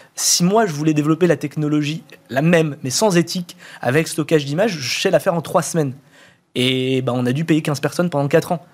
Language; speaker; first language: French; native; French